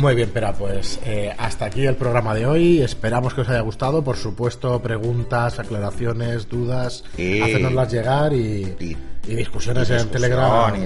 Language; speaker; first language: Spanish; native; Spanish